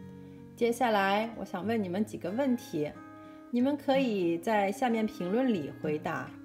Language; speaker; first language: Chinese; early bilingual, heritage; Chinese